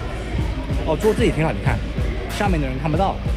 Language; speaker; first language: Chinese; early bilingual, heritage; English